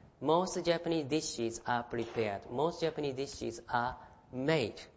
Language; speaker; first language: English; non-native, fluent; Japanese